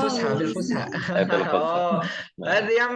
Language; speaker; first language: Arabic; non-native, fluent; Indonesian